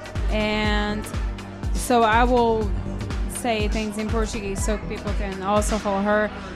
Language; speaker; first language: English; non-native, fluent; Portuguese